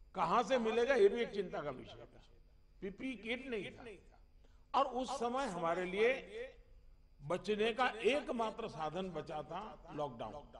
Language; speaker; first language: Hindi; non-native, local second language; Gujarati